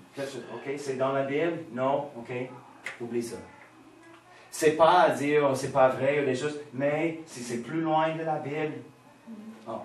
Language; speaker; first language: French; non-native, fluent; English